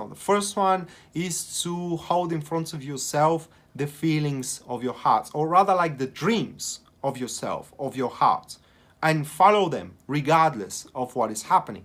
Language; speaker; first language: English; non-native, fluent; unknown